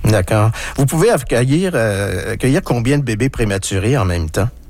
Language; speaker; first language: French; native; French